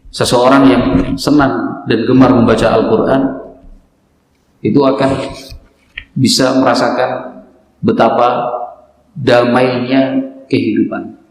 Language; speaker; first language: Indonesian; native; Indonesian